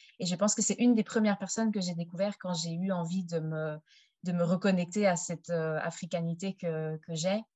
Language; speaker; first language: French; native; French